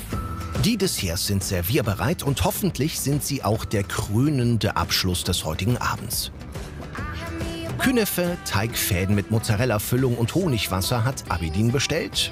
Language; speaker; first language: German; native; German